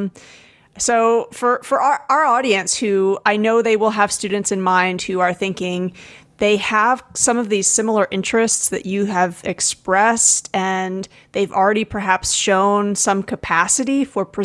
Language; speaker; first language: English; native; English